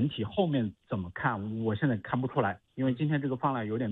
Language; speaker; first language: Chinese; native; Chinese